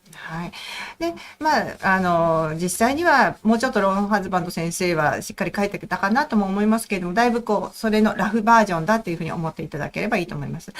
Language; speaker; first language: Japanese; native; Japanese